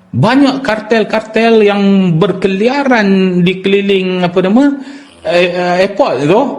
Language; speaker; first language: Malay; native; Malay